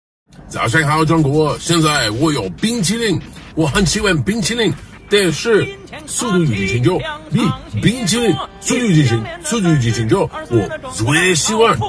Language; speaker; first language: Chinese; non-native, learner; English